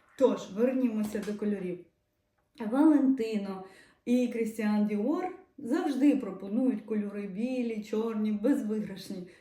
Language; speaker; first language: Ukrainian; non-native, local second language; Russian